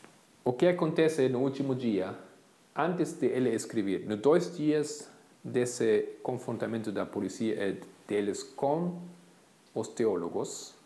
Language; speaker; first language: Portuguese; non-native, fluent; Spanish